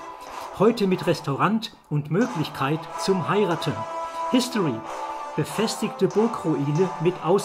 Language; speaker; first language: German; native; German